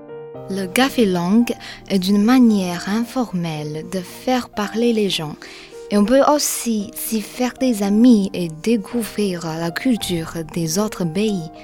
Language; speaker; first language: French; non-native, learner; Chinese